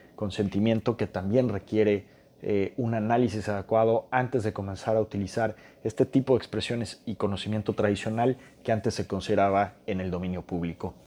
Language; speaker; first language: Spanish; native; Spanish